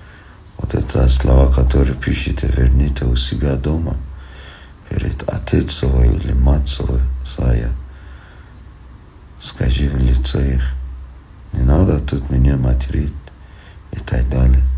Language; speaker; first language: Russian; non-native, fluent; Persian